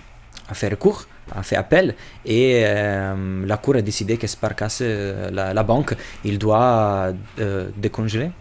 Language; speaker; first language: French; non-native, fluent; Albanian